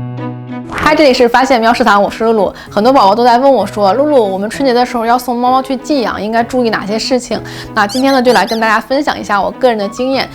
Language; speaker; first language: Chinese; native; Chinese